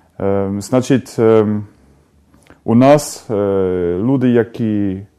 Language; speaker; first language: Ukrainian; non-native, fluent; German